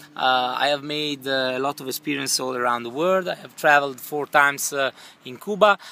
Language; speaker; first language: English; non-native, learner; Italian